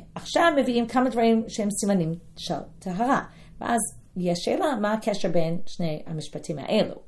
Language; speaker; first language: Hebrew; non-native, fluent; English